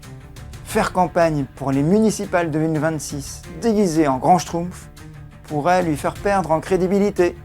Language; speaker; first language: French; native; French